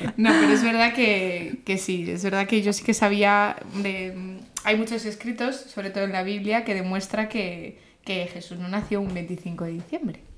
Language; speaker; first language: Spanish; early bilingual, other home language; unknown